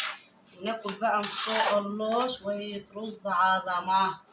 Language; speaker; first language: Arabic; native; Arabic